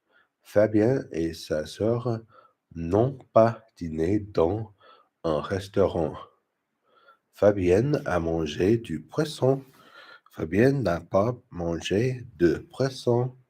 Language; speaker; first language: French; non-native, learner; English